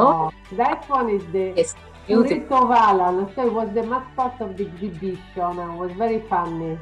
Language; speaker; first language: English; non-native, learner; Italian